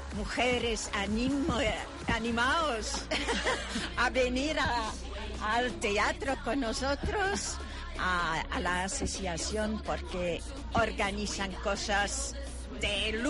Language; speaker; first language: Spanish; non-native, learner; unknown